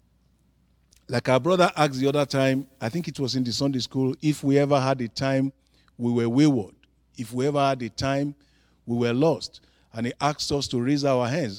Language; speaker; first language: English; non-native, local second language; Yoruba